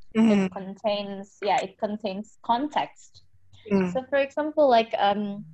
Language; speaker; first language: English; non-native, fluent; Indonesian